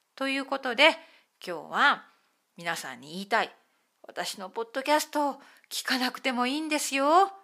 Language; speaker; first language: Japanese; native; Japanese